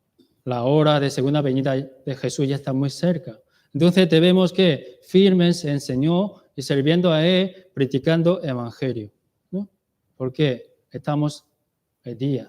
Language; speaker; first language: Spanish; non-native, learner; Chinese